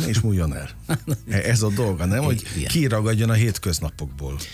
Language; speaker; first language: Hungarian; native; Hungarian